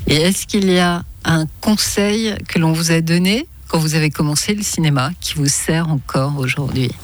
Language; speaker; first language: French; native; French